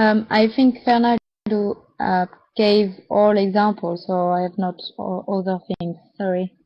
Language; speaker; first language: English; non-native, learner; French